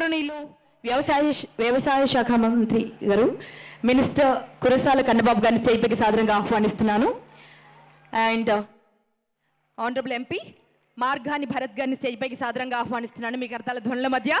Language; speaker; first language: Telugu; native; Telugu